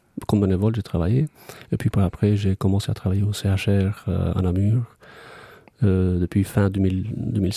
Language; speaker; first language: French; non-native, fluent; Albanian